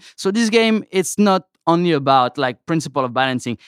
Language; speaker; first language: English; non-native, fluent; French